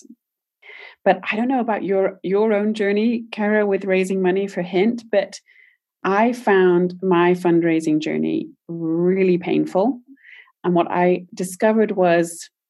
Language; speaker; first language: English; native; English